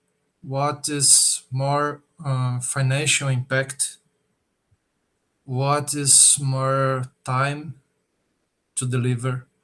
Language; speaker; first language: English; non-native, learner; Portuguese